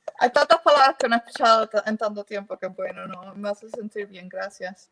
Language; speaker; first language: Spanish; early bilingual, heritage; Spanish